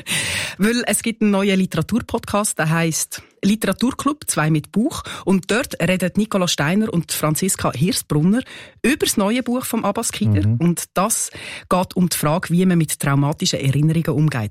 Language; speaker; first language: German; native; German